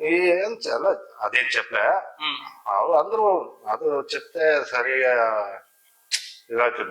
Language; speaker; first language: Telugu; non-native, learner; Kannada